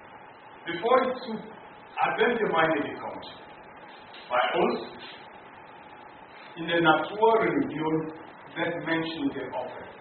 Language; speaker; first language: German; non-native, learner; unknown